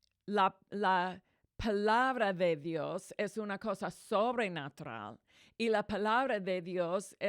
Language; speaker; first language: Spanish; non-native, fluent; English